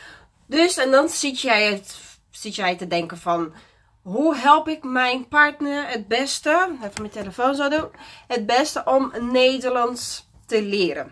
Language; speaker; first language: Dutch; non-native, fluent; Portuguese